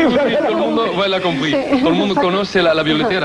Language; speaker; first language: French; non-native, fluent; Spanish